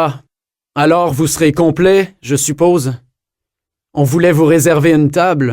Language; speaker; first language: French; native; French